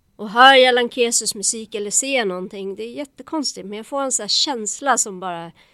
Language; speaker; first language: Swedish; native; Swedish